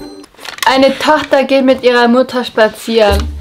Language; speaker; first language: German; native; German